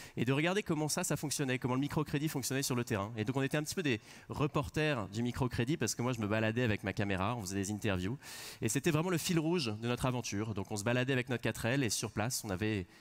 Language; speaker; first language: French; native; French